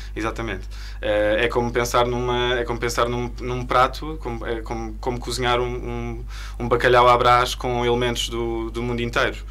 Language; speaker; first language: Portuguese; native; Portuguese